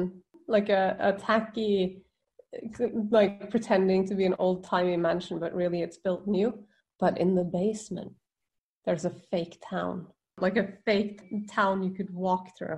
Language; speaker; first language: English; non-native, fluent; Norwegian